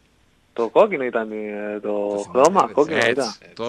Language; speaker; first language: Greek; non-native, learner; Spanish